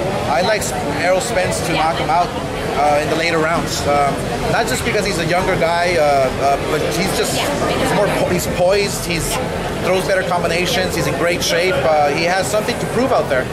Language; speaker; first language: English; early bilingual, other home language; Spanish